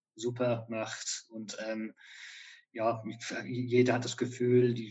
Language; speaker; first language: German; non-native, fluent; English